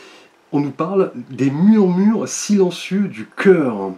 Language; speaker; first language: French; native; French